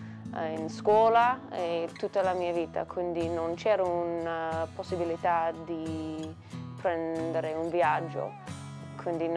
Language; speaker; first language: Italian; non-native, learner; English